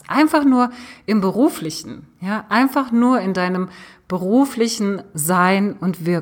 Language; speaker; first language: German; native; German